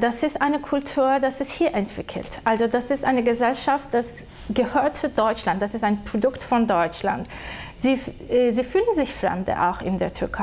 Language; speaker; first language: German; non-native, fluent; Turkish